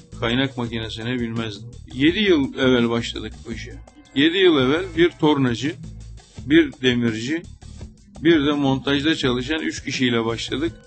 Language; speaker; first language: Turkish; native; Turkish